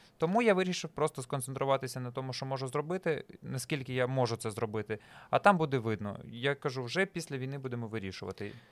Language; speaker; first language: Ukrainian; native; Ukrainian